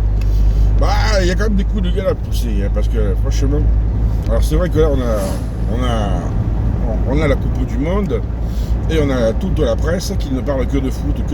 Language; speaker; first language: French; native; French